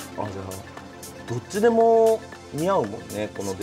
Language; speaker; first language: Japanese; native; Japanese